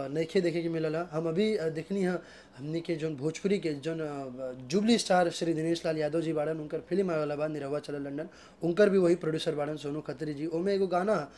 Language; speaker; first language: Hindi; native; Hindi